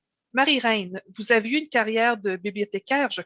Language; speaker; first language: French; native; French